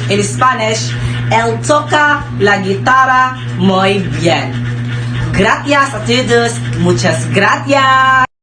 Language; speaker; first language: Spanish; non-native, learner; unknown